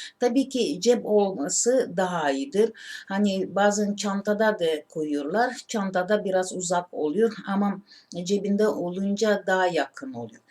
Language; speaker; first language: Turkish; non-native, learner; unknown